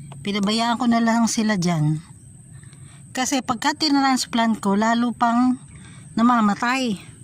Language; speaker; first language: Filipino; native; Filipino